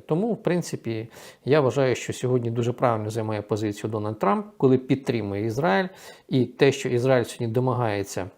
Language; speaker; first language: Ukrainian; native; Ukrainian